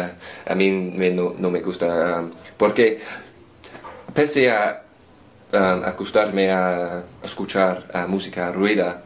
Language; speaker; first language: Spanish; non-native, learner; English